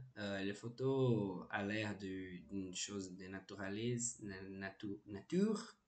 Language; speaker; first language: French; non-native, learner; Portuguese